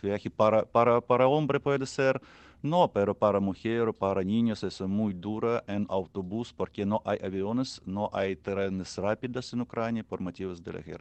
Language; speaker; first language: Spanish; non-native, learner; Ukrainian